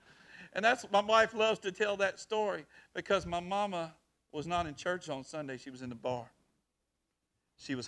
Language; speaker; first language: English; native; English